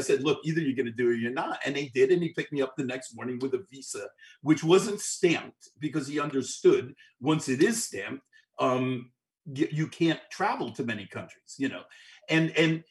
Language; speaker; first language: English; native; English